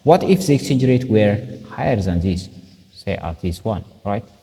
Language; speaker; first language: English; non-native, local second language; Amharic